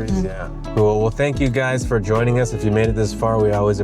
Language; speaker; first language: English; native; English